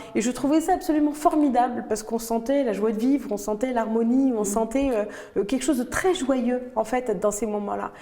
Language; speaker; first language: French; non-native, local second language; Arabic